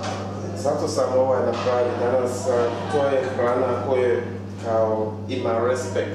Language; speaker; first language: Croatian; non-native, learner; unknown